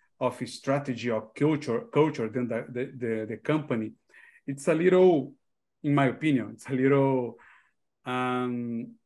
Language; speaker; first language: English; non-native, learner; Portuguese